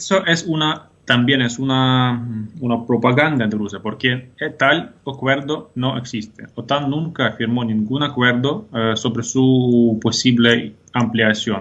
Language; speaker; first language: Spanish; non-native, fluent; Ukrainian